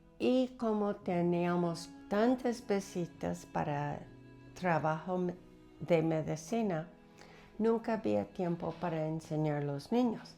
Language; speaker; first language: Spanish; non-native, fluent; English